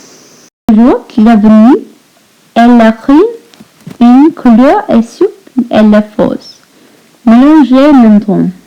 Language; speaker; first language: French; non-native, learner; English